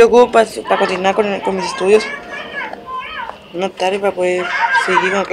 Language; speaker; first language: Spanish; native; Spanish